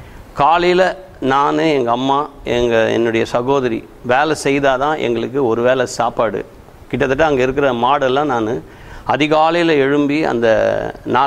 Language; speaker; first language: Tamil; native; Tamil